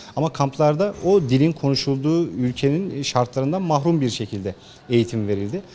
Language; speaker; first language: Turkish; native; Turkish